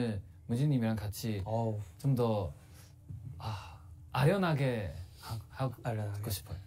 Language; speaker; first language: Korean; non-native, learner; Chinese